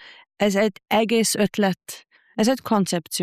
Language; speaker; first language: Hungarian; non-native, learner; German